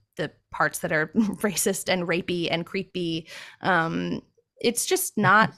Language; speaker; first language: English; native; English